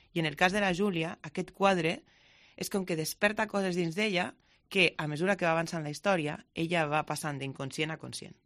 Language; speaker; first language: Catalan; non-native, local second language; Spanish